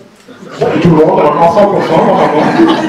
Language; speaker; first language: French; native; French